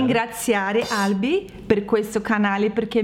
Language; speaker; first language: Italian; non-native, learner; Portuguese